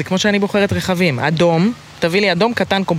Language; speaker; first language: Hebrew; native; Hebrew